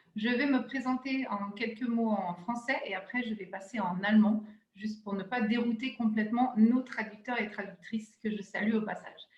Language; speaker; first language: French; non-native, fluent; German